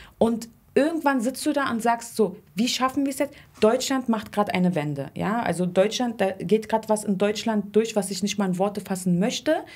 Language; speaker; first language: German; early bilingual, other home language; Turkish